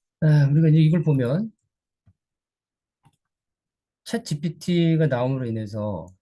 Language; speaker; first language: Korean; native; Korean